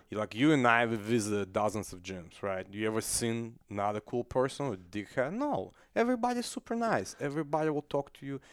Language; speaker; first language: English; non-native, fluent; Russian